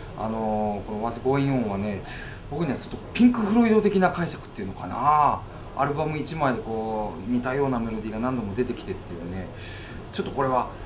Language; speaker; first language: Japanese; native; Japanese